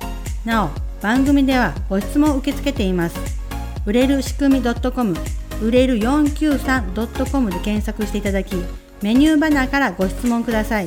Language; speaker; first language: Japanese; native; Japanese